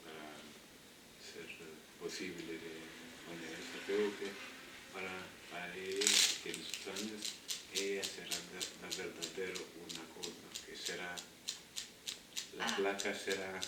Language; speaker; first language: Spanish; non-native, fluent; Italian